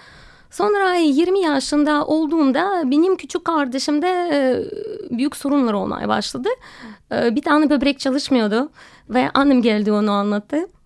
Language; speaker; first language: Turkish; non-native, fluent; Russian